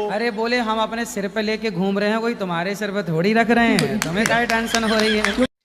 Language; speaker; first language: Hindi; native; Hindi